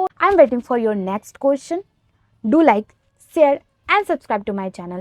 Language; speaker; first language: Hindi; native; Hindi